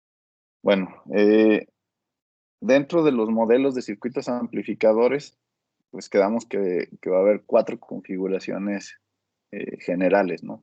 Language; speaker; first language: Spanish; native; Spanish